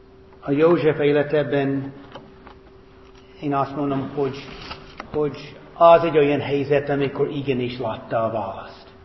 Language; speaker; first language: Hungarian; non-native, fluent; English